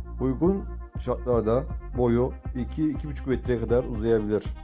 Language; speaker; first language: Turkish; native; Turkish